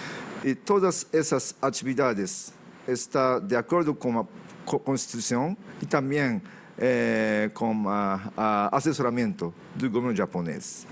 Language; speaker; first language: Portuguese; non-native, fluent; Japanese